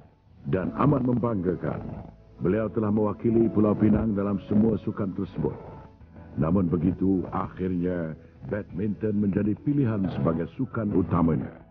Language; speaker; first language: Malay; native; Malay